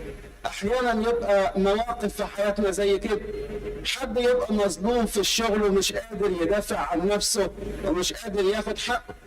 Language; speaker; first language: Arabic; native; Arabic